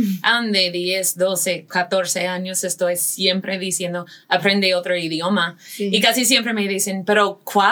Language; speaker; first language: Spanish; non-native, fluent; English